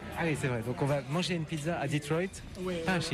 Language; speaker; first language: French; native; French